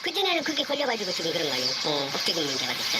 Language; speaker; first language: Korean; native; Korean